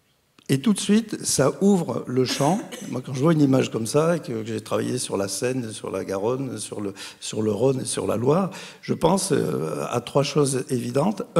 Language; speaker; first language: French; native; French